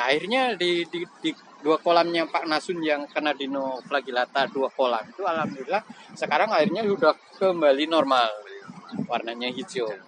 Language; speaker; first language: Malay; non-native, local second language; Javanese